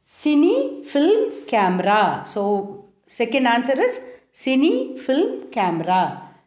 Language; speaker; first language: English; non-native, local second language; Tamil